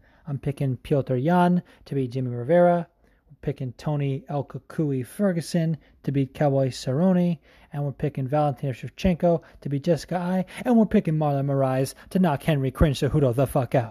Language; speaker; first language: English; native; English